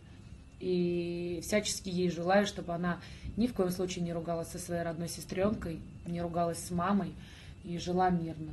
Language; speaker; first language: Russian; native; Russian